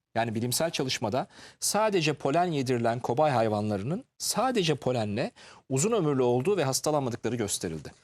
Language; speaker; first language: Turkish; native; Turkish